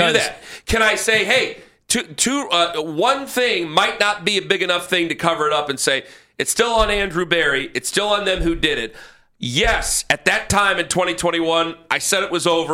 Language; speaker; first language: English; native; English